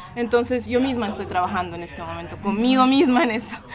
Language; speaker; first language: Spanish; native; Spanish